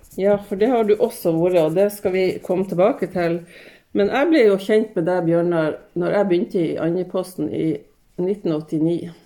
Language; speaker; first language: Norwegian; native; Norwegian